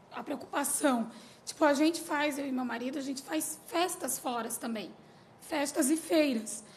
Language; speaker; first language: Portuguese; native; Portuguese